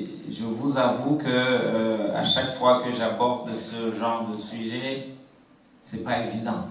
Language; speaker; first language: French; non-native, local second language; Kinyarwanda